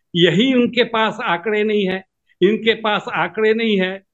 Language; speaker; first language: Hindi; native; Hindi